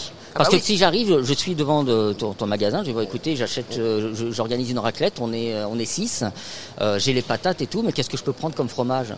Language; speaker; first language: French; native; French